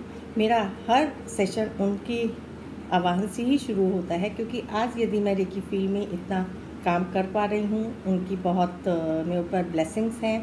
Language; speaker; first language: Hindi; native; Hindi